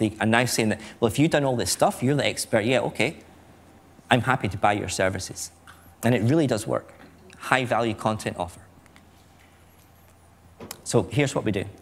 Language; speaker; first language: English; native; English